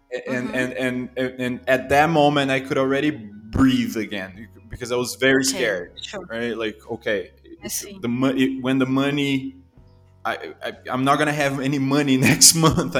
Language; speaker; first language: English; non-native, fluent; Portuguese